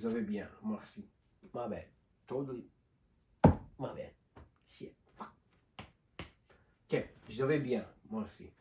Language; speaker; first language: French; non-native, learner; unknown